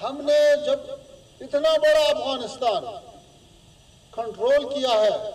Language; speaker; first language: Hindi; non-native, fluent; Pashto